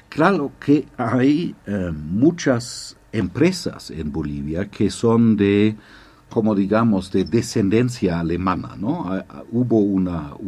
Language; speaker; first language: Spanish; non-native, fluent; German